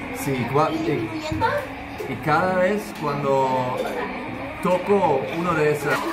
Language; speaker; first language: Spanish; non-native, fluent; German